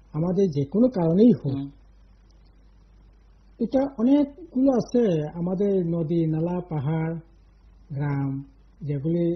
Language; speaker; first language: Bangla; non-native, local second language; Kok Borok